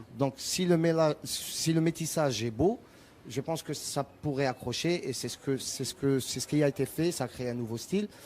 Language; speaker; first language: French; non-native, local second language; Arabic